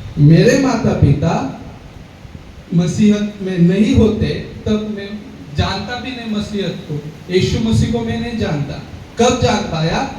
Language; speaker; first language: Hindi; non-native, local second language; Marathi